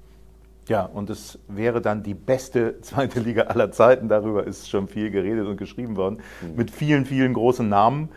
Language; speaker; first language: German; native; German